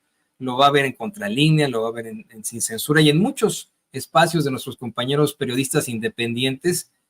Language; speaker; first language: Spanish; native; Spanish